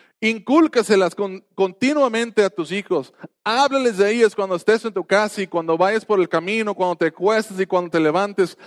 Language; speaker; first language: Spanish; non-native, fluent; English